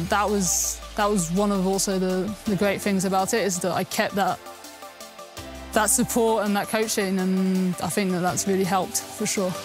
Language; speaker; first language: English; early bilingual, heritage; English